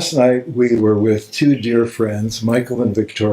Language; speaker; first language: English; native; English